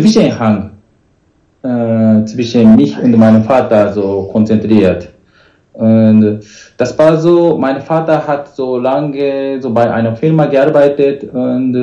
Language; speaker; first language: German; non-native, learner; Japanese